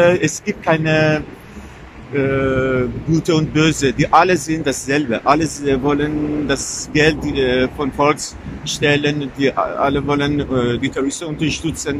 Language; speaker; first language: German; non-native, fluent; Persian